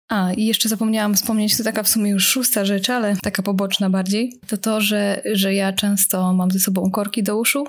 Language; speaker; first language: Polish; native; Polish